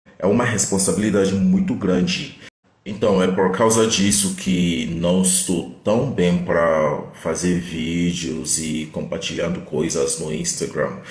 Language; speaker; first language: Portuguese; non-native, fluent; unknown